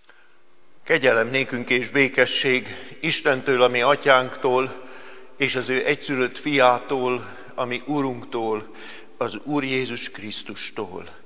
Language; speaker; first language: Hungarian; native; Hungarian